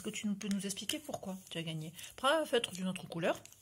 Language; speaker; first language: French; native; French